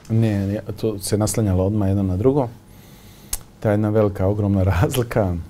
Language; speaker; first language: Bosnian; native; Bosnian